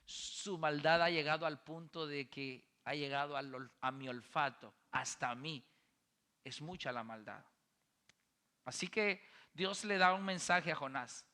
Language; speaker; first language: Spanish; native; Spanish